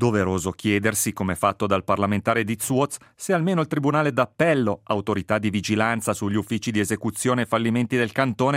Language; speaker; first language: Italian; native; Italian